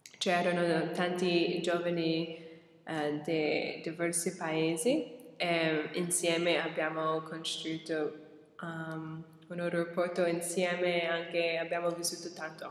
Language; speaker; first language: Italian; non-native, learner; English